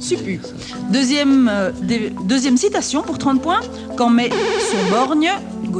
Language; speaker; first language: French; native; French